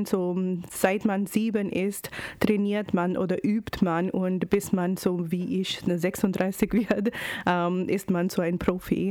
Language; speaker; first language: German; non-native, fluent; Urdu